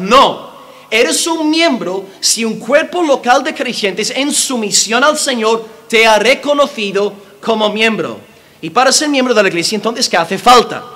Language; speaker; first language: Spanish; non-native, fluent; English